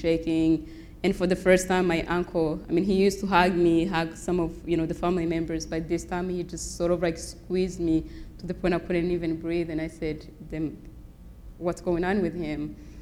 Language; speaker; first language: English; non-native, local second language; Kinyarwanda